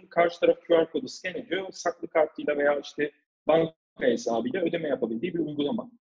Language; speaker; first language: Turkish; early bilingual, heritage; Turkish